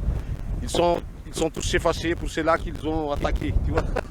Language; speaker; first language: French; non-native, local second language; Malagasy